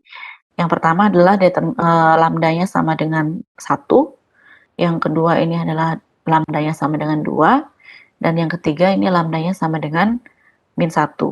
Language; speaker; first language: Indonesian; native; Indonesian